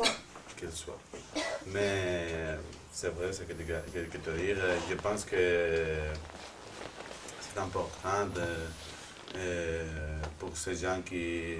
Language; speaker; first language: French; non-native, fluent; Spanish